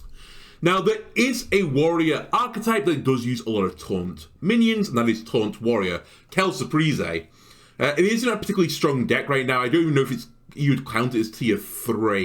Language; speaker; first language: English; native; English